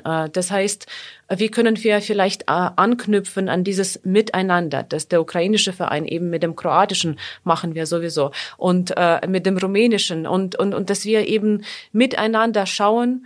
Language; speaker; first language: German; non-native, fluent; Ukrainian